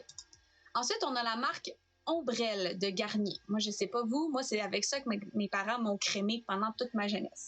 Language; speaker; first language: French; native; French